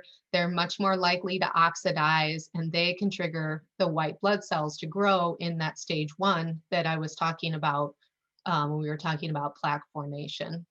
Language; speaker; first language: English; native; English